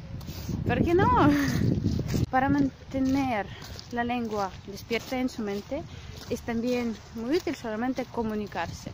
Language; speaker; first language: Spanish; non-native, fluent; Russian